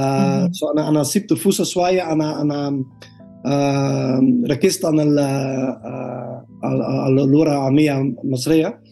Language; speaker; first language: Arabic; non-native, learner; Dutch